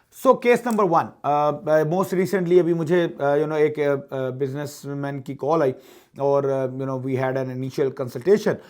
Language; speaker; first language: Urdu; native; Urdu